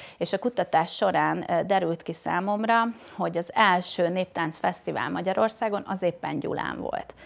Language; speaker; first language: Hungarian; native; Hungarian